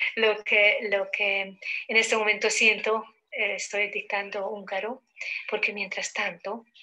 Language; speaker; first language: Spanish; non-native, fluent; Hungarian